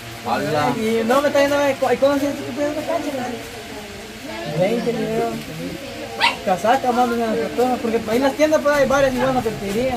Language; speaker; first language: Spanish; native; Spanish